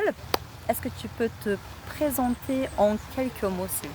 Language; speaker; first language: French; non-native, fluent; Portuguese